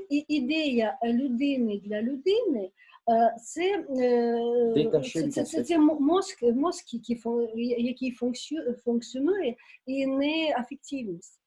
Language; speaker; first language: Ukrainian; non-native, local second language; Russian